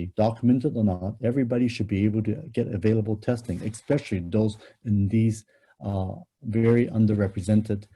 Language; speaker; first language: English; non-native, local second language; Cantonese